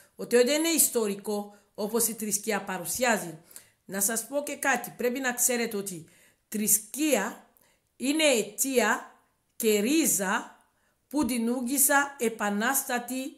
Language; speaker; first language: Greek; non-native, learner; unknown